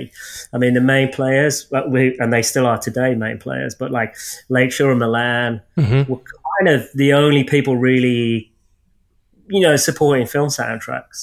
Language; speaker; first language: English; native; English